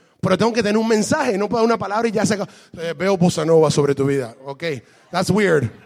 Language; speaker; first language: Spanish; native; Spanish